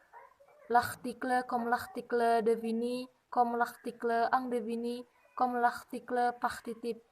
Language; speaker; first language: French; non-native, learner; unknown